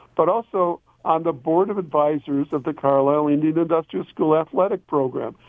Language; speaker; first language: English; native; English